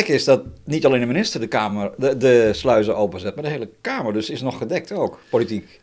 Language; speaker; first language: Dutch; native; Dutch